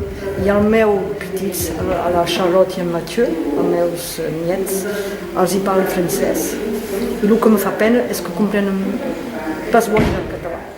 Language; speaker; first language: Catalan; non-native, local second language; French